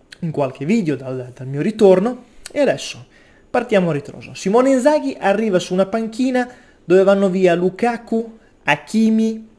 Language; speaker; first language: Italian; native; Italian